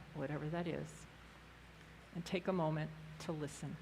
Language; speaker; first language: English; native; English